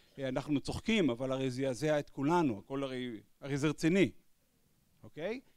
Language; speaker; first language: Hebrew; native; Hebrew